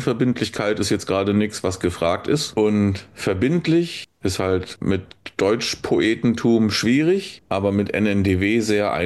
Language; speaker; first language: German; native; German